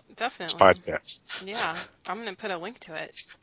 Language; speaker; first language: English; native; English